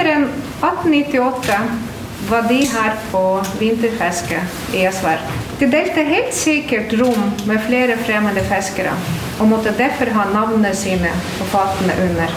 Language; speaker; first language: Norwegian; non-native, fluent; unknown